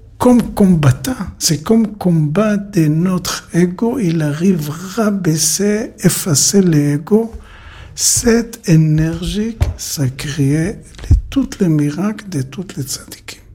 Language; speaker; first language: French; non-native, learner; Hebrew